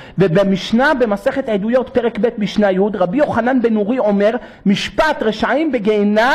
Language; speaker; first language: Hebrew; native; Hebrew